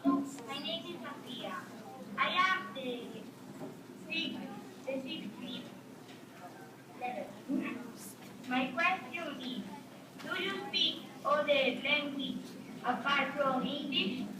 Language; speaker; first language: English; non-native, learner; Spanish